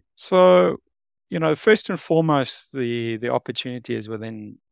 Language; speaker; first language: English; native; English